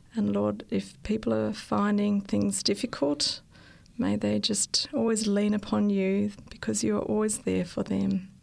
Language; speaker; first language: English; native; English